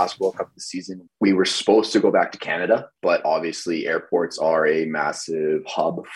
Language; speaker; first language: English; native; English